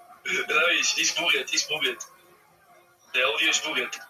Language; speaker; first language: English; non-native, learner; Spanish